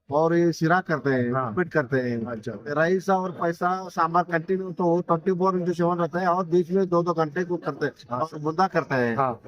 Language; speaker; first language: Hindi; non-native, local second language; Kannada